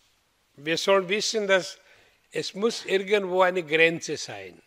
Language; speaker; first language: German; non-native, learner; Hindi